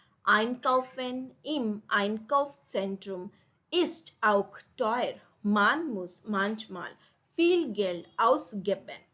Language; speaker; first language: German; non-native, fluent; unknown